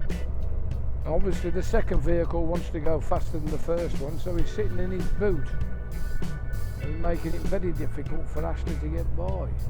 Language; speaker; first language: English; native; English